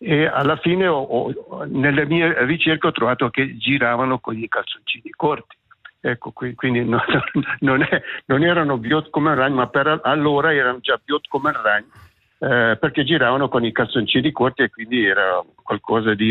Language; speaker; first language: Italian; native; Italian